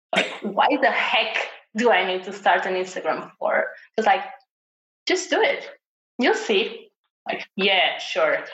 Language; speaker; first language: English; non-native, fluent; Portuguese